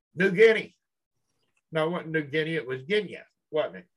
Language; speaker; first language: English; native; English